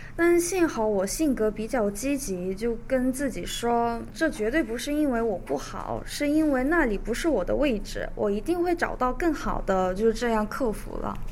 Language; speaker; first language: Chinese; early bilingual, other home language; Korean